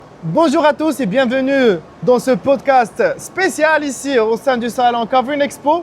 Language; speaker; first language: French; non-native, local second language; Arabic